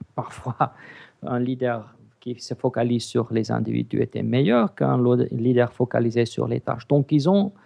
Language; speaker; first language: French; non-native, fluent; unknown